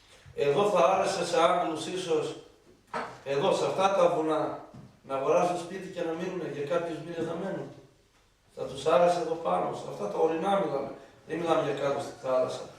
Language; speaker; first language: Greek; non-native, local second language; Macedonian